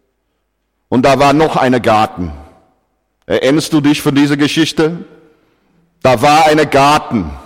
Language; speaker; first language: German; non-native, fluent; English